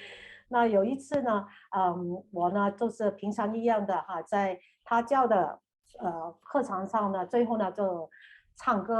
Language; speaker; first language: Chinese; native; Chinese